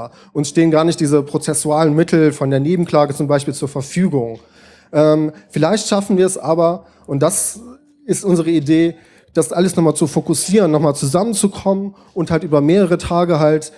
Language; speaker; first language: German; native; German